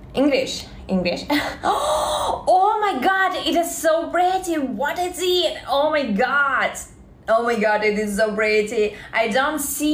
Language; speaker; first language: English; non-native, learner; Russian